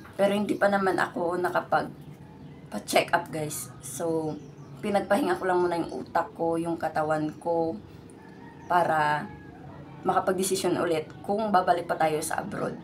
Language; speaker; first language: Filipino; native; Filipino